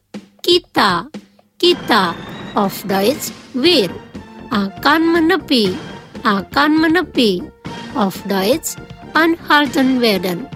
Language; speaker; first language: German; non-native, fluent; Indonesian